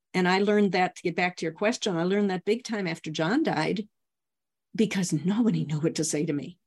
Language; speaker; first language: English; native; English